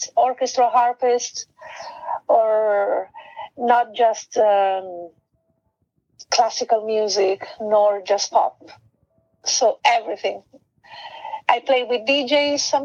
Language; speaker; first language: English; non-native, fluent; Italian